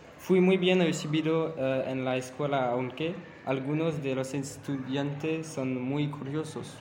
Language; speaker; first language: Spanish; non-native, learner; French